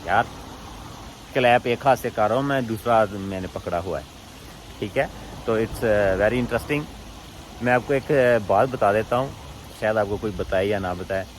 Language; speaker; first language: Urdu; non-native, local second language; Punjabi